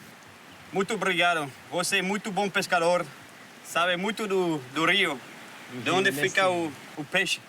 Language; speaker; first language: Portuguese; non-native, learner; French